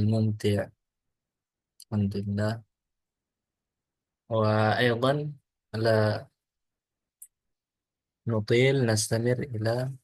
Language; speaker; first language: Arabic; non-native, fluent; Indonesian